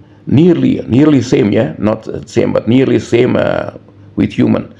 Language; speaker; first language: English; non-native, learner; Indonesian